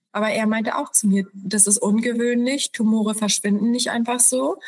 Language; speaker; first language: German; early bilingual, other home language; Polish